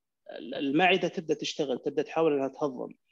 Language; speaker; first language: Arabic; native; Arabic